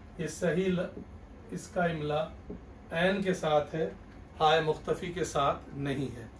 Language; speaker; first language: Urdu; native; Urdu